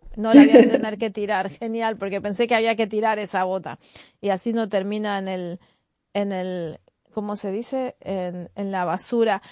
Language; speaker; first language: Spanish; native; Spanish